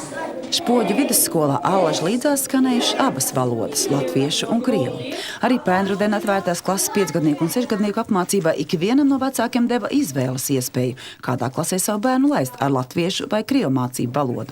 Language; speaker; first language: Latvian; native; Latvian